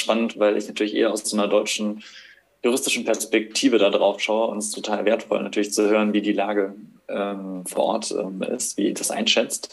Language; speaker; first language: German; native; German